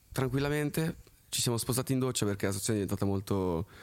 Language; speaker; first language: Italian; early bilingual, other home language; French